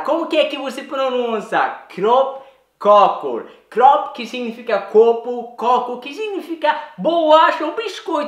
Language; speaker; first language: Portuguese; non-native, fluent; Swedish